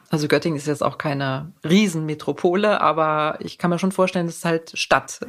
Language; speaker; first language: German; native; German